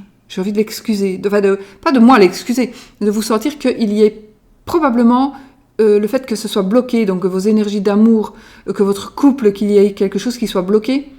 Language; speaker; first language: French; native; French